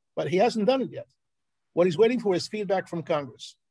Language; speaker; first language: English; native; English